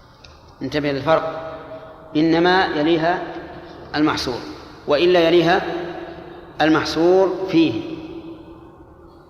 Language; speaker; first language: Arabic; native; Arabic